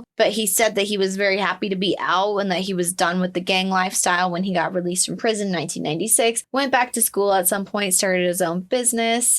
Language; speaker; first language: English; native; English